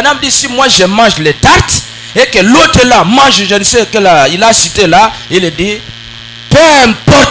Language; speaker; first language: French; non-native, local second language; Lingala